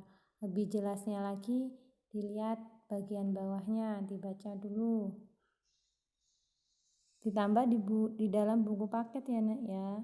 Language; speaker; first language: Indonesian; native; Indonesian